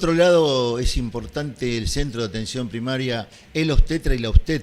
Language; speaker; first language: Spanish; native; Spanish